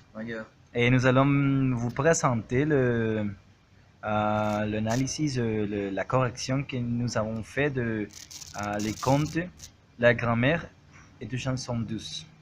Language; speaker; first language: French; non-native, learner; Spanish